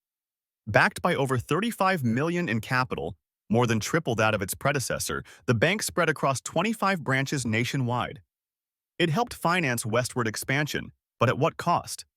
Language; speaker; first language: English; native; English